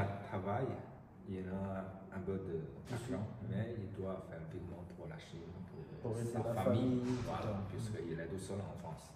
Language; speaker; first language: French; non-native, learner; Chinese